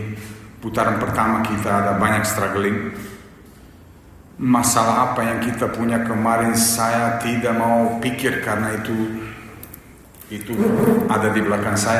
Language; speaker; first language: Indonesian; non-native, fluent; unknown